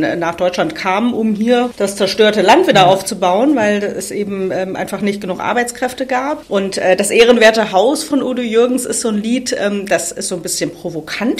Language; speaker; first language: German; native; German